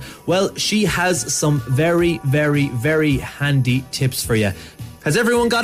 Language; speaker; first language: English; native; English